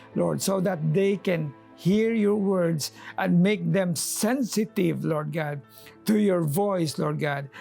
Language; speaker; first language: English; non-native, local second language; Filipino